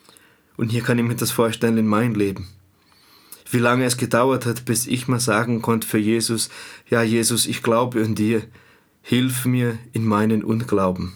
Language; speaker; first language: German; non-native, fluent; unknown